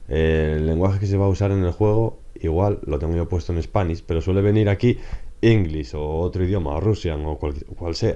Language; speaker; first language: Spanish; native; Spanish